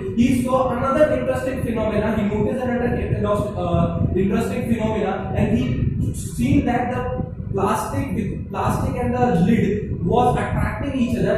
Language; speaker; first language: English; non-native, local second language; Hindi